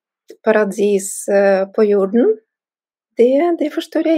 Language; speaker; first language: Norwegian; non-native, fluent; Russian